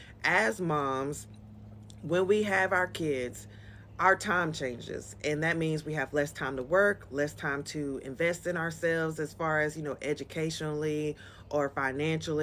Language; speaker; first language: English; native; English